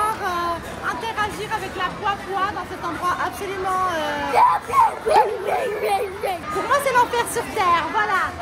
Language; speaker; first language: French; native; French